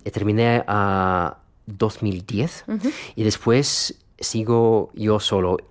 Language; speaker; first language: Spanish; non-native, fluent; Russian